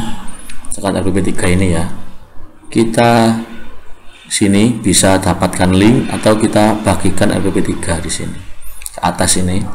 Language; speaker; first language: Indonesian; native; Indonesian